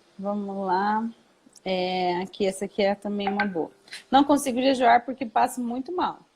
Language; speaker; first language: Portuguese; early bilingual, heritage; Portuguese